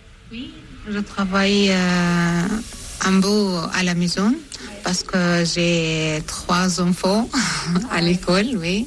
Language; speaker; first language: French; non-native, learner; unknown